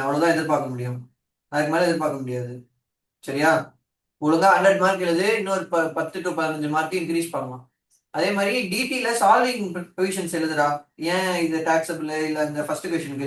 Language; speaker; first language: Tamil; native; Tamil